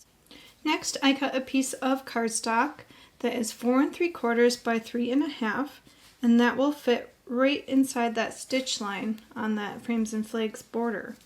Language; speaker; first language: English; native; English